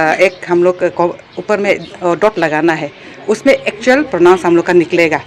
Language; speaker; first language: Hindi; non-native, local second language; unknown